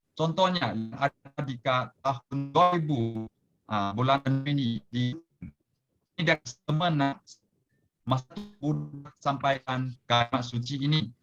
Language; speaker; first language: Malay; non-native, local second language; Chinese